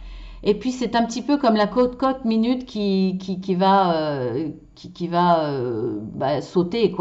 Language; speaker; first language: French; native; French